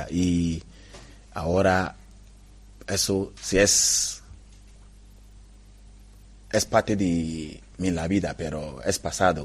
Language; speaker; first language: Spanish; non-native, learner; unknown